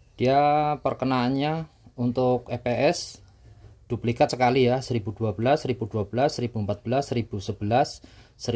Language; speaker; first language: Indonesian; non-native, local second language; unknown